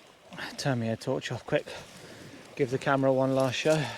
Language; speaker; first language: English; native; English